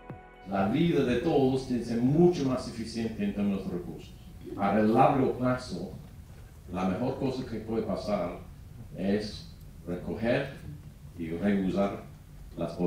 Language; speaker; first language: Spanish; non-native, fluent; English